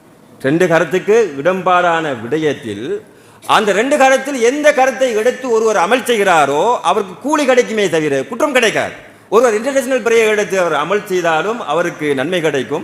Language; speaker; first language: Tamil; native; Tamil